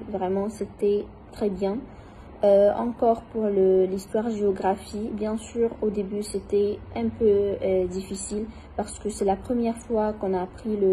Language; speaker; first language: French; non-native, fluent; Arabic